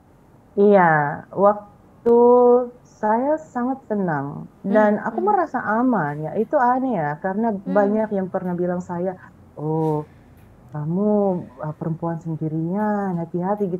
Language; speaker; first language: Indonesian; non-native, fluent; Filipino